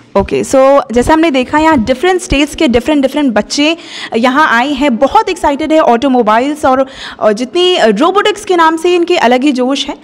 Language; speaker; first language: Hindi; native; Hindi